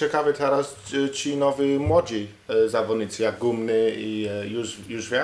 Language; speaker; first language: Polish; non-native, learner; English